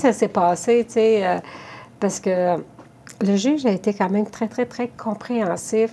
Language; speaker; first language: French; native; French